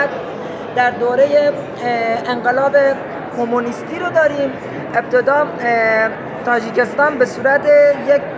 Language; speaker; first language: Persian; native; Persian